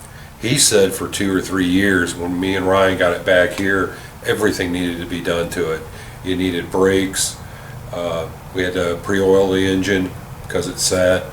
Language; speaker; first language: English; native; English